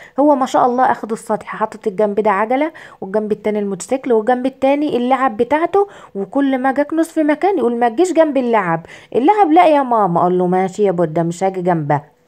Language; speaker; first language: Arabic; native; Arabic